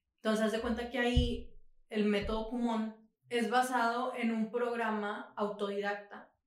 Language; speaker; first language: Spanish; native; Spanish